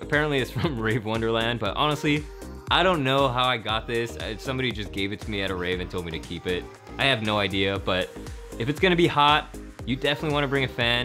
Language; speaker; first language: English; native; English